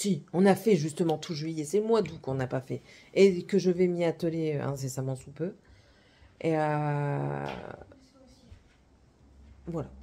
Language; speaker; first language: French; native; French